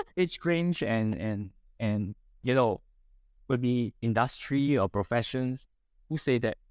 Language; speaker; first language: English; non-native, local second language; Min Nan Chinese